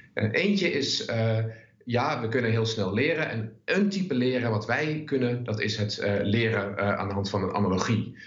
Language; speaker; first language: Dutch; native; Dutch